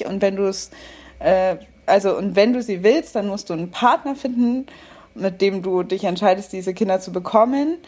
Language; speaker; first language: German; native; German